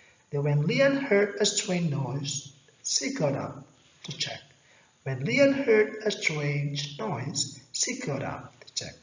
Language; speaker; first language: English; non-native, fluent; Indonesian